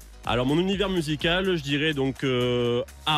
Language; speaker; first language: French; native; French